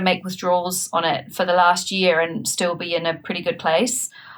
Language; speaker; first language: English; native; English